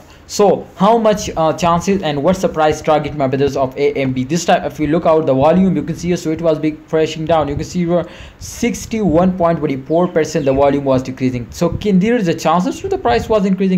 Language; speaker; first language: English; non-native, learner; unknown